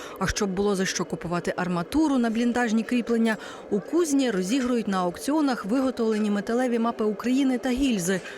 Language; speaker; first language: Ukrainian; native; Ukrainian